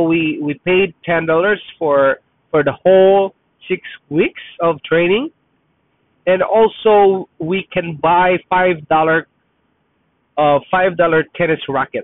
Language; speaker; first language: English; non-native, local second language; Filipino